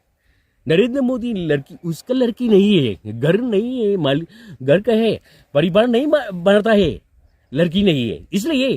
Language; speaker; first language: Hindi; non-native, local second language; Manipuri